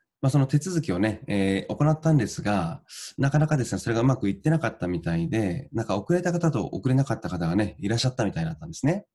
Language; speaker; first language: Japanese; native; Japanese